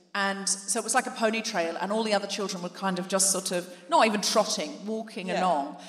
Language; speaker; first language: English; native; English